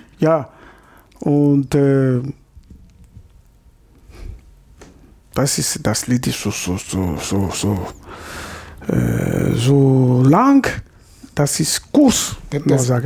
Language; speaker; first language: German; non-native, learner; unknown